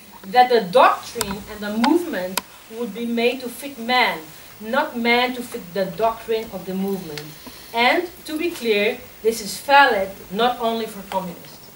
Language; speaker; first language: English; non-native, fluent; Dutch